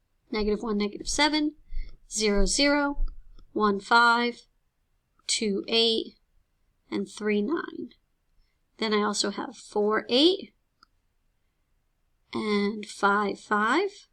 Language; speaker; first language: English; native; English